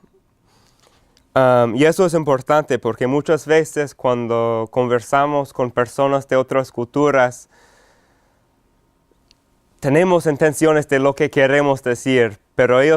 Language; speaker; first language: Spanish; non-native, fluent; English